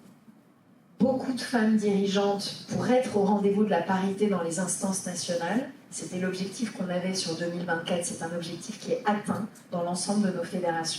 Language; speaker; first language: French; native; French